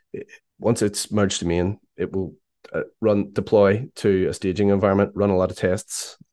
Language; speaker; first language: English; native; English